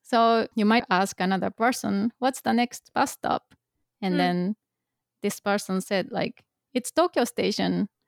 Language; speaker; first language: English; non-native, fluent; Japanese